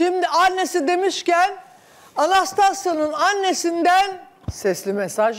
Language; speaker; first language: Turkish; native; Turkish